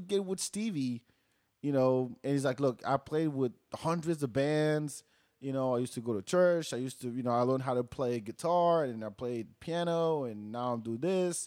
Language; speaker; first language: English; non-native, fluent; Wolof